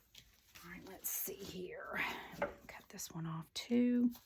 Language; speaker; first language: English; native; English